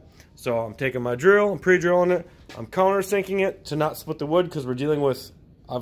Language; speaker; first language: English; native; English